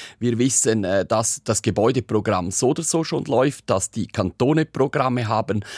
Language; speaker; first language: German; native; German